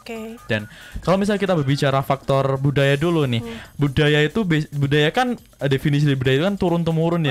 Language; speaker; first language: Indonesian; native; Indonesian